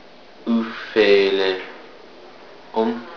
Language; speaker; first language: French; non-native, learner; English